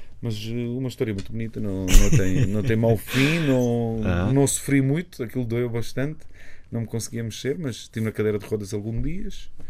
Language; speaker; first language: Portuguese; non-native, fluent; Bosnian